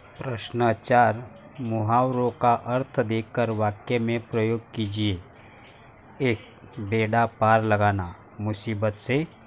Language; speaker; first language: Hindi; non-native, local second language; Marathi